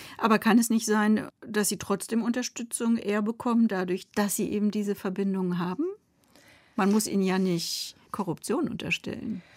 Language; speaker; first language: German; native; German